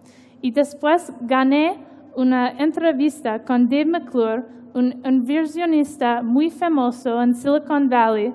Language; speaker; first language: Spanish; non-native, learner; English